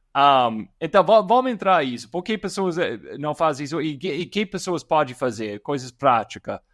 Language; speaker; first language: Portuguese; non-native, fluent; English